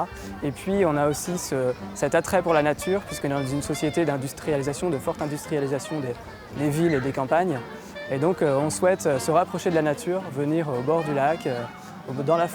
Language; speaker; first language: French; native; French